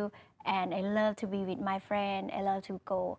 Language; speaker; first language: English; non-native, learner; Thai